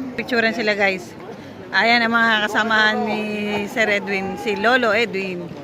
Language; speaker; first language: Filipino; native; Filipino